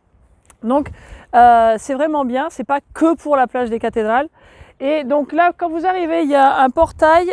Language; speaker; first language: French; native; French